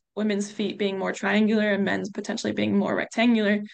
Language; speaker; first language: English; native; English